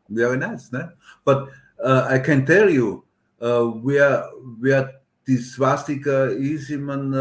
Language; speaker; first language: English; non-native, learner; German